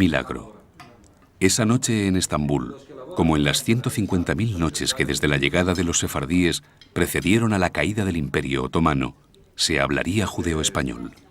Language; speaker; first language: Spanish; native; Spanish